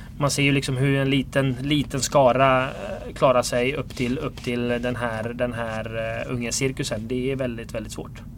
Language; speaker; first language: Swedish; early bilingual, other home language; Bosnian